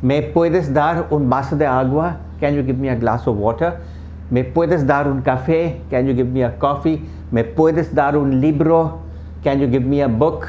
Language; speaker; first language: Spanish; non-native, fluent; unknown